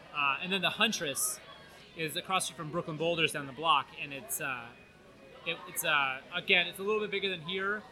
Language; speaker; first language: English; native; English